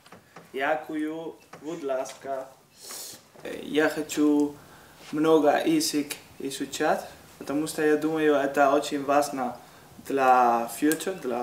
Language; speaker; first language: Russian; non-native, learner; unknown